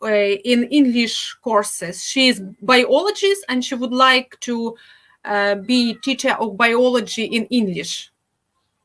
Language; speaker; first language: English; non-native, fluent; Ukrainian